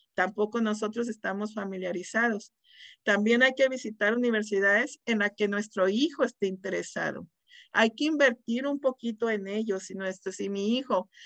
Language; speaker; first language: Spanish; native; Spanish